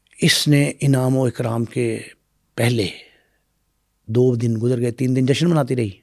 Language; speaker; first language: Urdu; native; Urdu